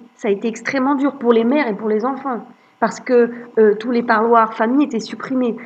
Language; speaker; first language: French; native; French